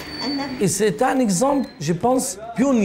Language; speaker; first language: French; non-native, fluent; Arabic